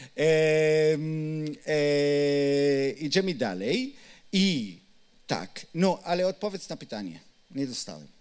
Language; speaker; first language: Polish; non-native, learner; Hebrew